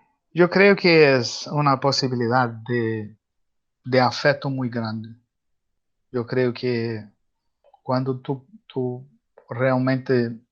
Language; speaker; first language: Spanish; non-native, learner; Portuguese